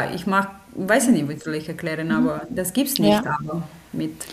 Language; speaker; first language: German; non-native, fluent; Romanian